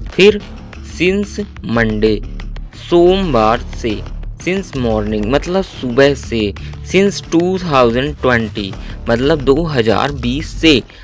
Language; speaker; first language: Hindi; native; Hindi